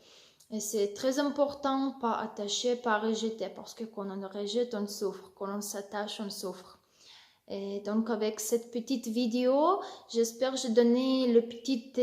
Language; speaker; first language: French; non-native, learner; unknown